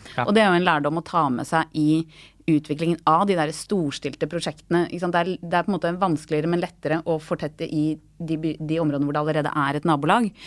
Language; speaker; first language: Norwegian; native; Norwegian